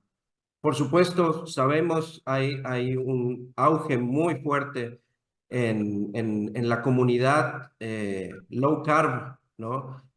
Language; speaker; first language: Spanish; native; Spanish